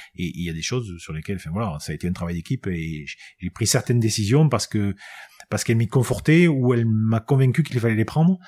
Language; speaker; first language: French; native; French